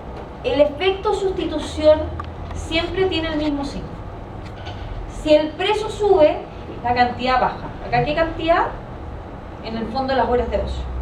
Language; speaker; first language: Spanish; native; Spanish